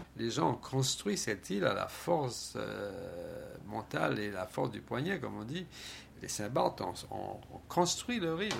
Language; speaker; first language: French; native; French